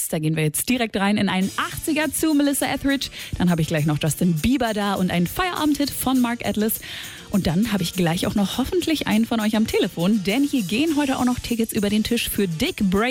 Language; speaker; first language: German; native; German